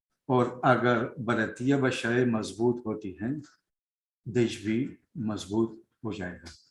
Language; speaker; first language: Hindi; non-native, fluent; Spanish